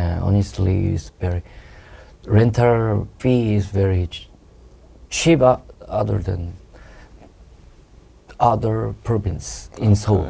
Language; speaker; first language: English; non-native, learner; Korean